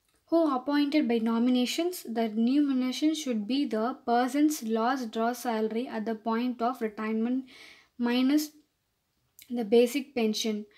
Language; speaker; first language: English; non-native, local second language; Tamil